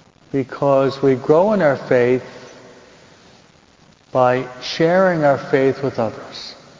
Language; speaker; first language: English; native; English